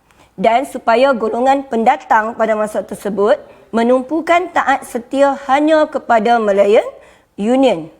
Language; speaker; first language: Malay; native; Malay